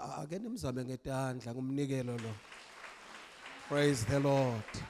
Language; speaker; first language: Zulu; non-native, local second language; Swati